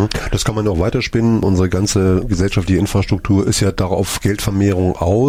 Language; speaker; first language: German; native; German